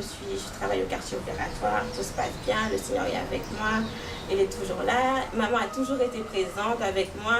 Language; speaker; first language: French; native; French